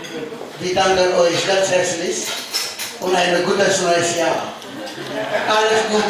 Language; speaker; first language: German; non-native, learner; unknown